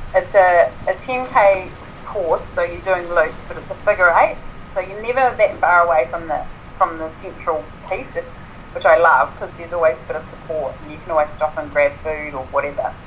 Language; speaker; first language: English; native; English